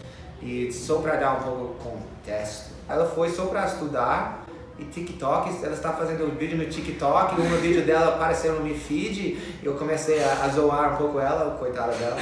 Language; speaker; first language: Portuguese; non-native, fluent; English